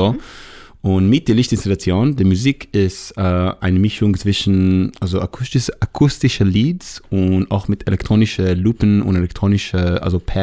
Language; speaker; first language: German; non-native, learner; Hebrew